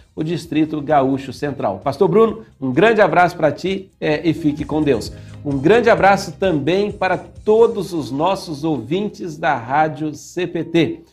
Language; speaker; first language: Portuguese; native; Portuguese